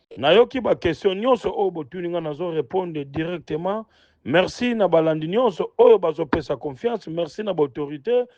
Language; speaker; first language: Lingala; non-native, local second language; Kongo